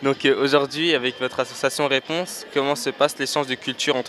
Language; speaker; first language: French; native; French